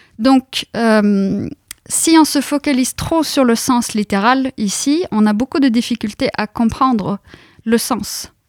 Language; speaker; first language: French; non-native, fluent; Norwegian